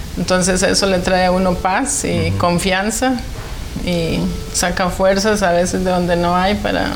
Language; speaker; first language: Spanish; native; Spanish